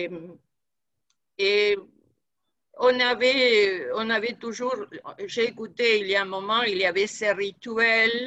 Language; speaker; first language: French; non-native, fluent; Spanish